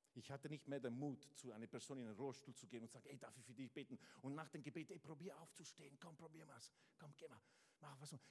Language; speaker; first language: German; non-native, fluent; Italian